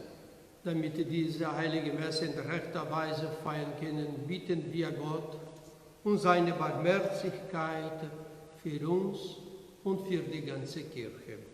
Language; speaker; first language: German; non-native, learner; Portuguese